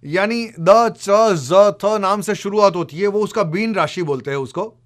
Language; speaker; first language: Hindi; non-native, local second language; Gujarati